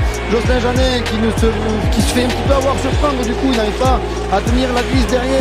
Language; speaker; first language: French; native; French